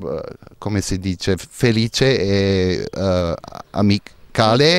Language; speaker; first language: Italian; non-native, learner; Hungarian